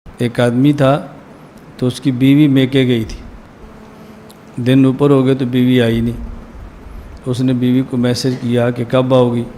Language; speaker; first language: Urdu; non-native, local second language; Punjabi